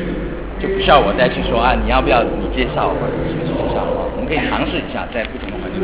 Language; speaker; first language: Chinese; native; Chinese